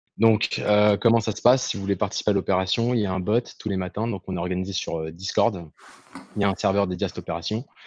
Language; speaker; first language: French; native; French